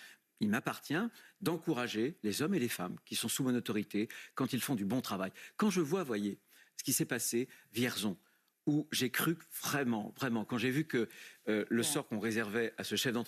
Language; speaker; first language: French; native; French